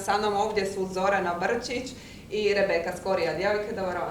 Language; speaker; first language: Croatian; native; Croatian